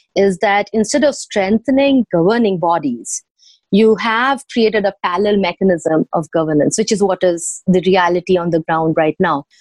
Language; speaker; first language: English; non-native, local second language; Odia